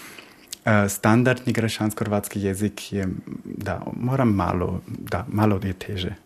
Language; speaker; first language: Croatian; early bilingual, heritage; Croatian